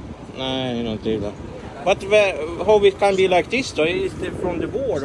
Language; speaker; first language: English; non-native, learner; Swedish